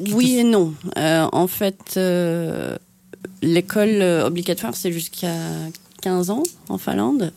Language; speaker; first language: French; non-native, fluent; Finnish